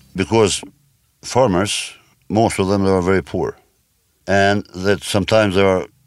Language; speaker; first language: English; non-native, learner; Albanian